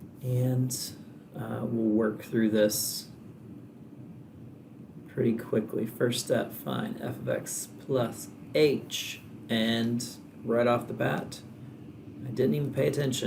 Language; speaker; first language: English; native; English